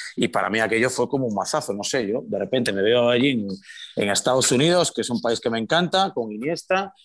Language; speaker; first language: Spanish; native; Spanish